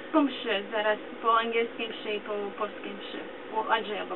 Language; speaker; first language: Polish; early bilingual, other home language; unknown